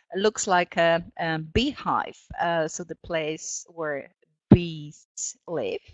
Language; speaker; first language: English; non-native, fluent; Polish